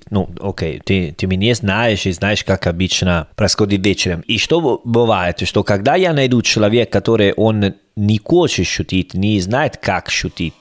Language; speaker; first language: Russian; non-native, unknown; Italian